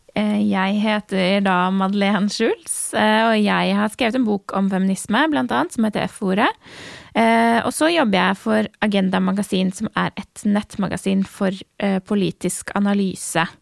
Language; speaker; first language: Norwegian; native; Norwegian